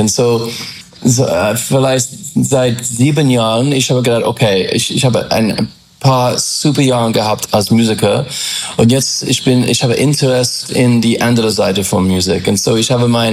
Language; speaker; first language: German; non-native, fluent; English